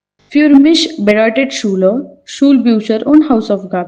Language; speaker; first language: German; non-native, fluent; Hindi